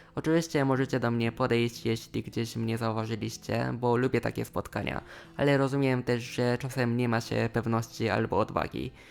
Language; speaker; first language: Polish; non-native, fluent; Japanese